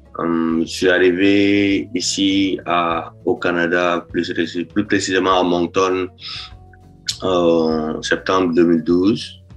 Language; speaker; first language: French; non-native, local second language; Wolof